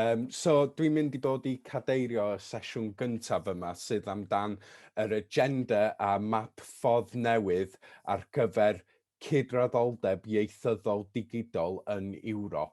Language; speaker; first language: Welsh; non-native, fluent; English